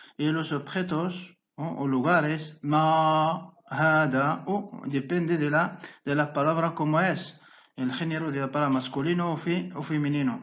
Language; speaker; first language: Spanish; non-native, fluent; Arabic